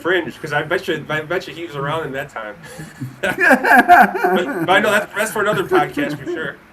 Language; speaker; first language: English; native; English